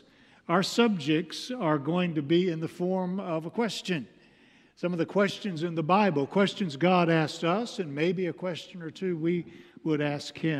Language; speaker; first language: English; native; English